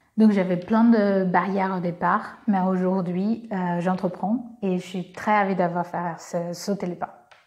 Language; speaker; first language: French; non-native, fluent; Portuguese